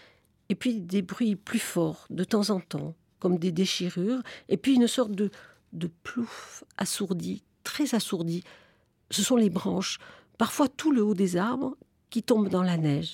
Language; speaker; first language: French; native; French